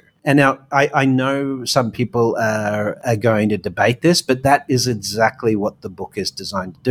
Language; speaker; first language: English; native; English